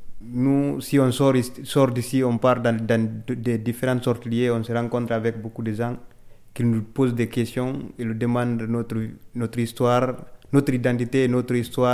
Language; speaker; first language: French; non-native, learner; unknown